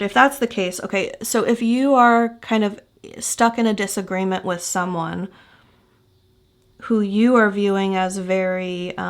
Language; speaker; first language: English; native; English